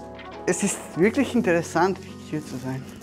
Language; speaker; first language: German; non-native, fluent; Serbian